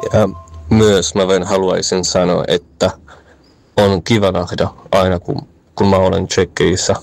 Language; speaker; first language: Finnish; non-native, fluent; Czech